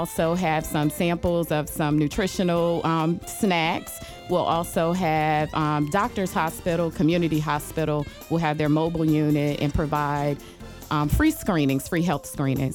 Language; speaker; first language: English; native; English